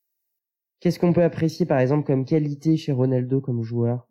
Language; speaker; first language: French; native; French